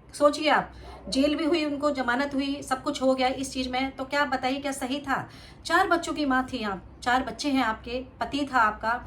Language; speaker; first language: Hindi; native; Hindi